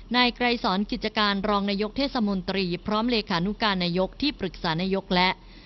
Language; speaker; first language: Thai; native; Thai